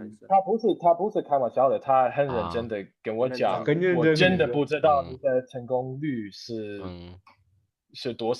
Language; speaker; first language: Chinese; non-native, fluent; English